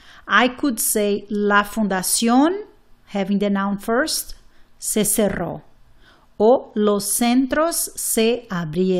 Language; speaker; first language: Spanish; non-native, fluent; English